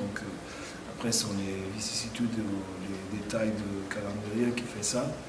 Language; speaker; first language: French; non-native, fluent; Portuguese